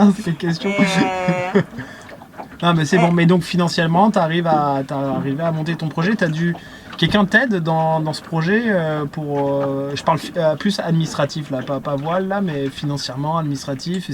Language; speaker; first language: French; native; French